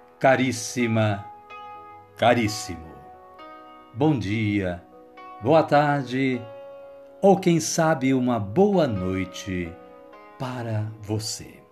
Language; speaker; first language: Portuguese; native; Portuguese